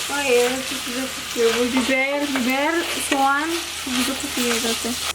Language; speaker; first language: Turkish; non-native, learner; Indonesian